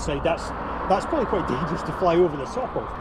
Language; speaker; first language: English; native; English